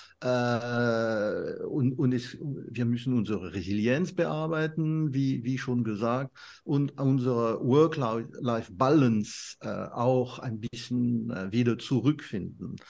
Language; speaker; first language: German; non-native, learner; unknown